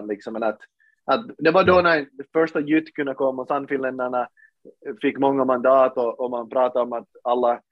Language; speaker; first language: Swedish; native; Swedish